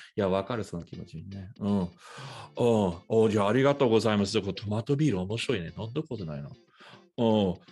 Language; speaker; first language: Japanese; non-native, fluent; English